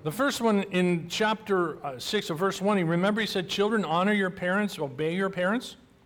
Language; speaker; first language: English; native; English